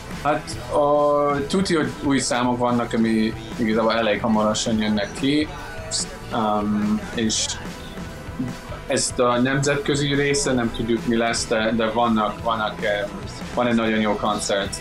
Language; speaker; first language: Hungarian; non-native, fluent; English